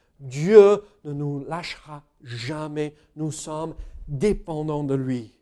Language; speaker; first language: French; non-native, fluent; English